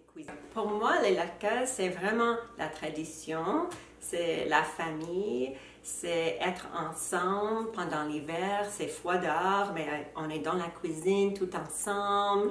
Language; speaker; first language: French; non-native, fluent; English